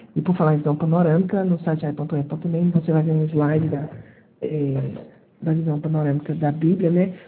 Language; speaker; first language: Portuguese; native; Portuguese